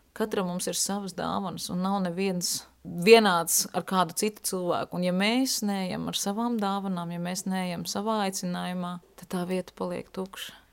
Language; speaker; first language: Latvian; native; Latvian